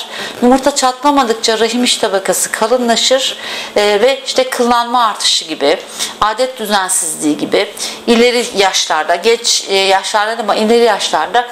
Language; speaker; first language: Turkish; native; Turkish